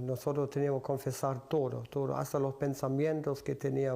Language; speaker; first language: Spanish; early bilingual, other home language; German